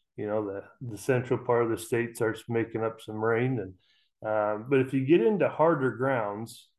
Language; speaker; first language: English; native; English